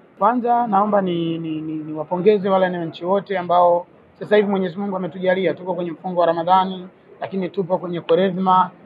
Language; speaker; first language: Swahili; native; Swahili